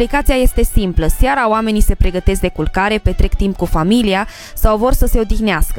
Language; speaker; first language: Romanian; native; Romanian